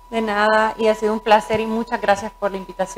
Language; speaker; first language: Spanish; native; Spanish